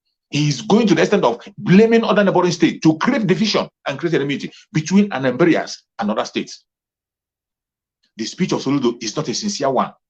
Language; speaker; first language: English; non-native, local second language; Igbo